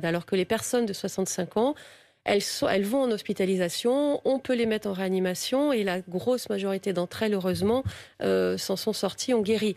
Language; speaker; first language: French; native; French